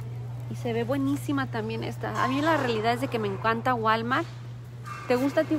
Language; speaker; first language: Spanish; native; Spanish